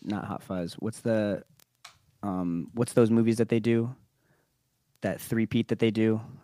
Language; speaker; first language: English; native; English